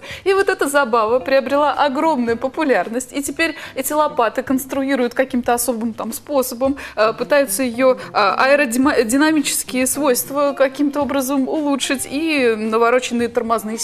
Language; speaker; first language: Russian; native; Russian